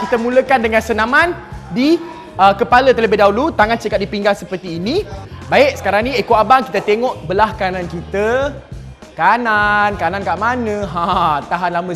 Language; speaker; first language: Malay; native; Malay